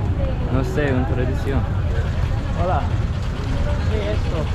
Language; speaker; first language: Spanish; non-native, learner; English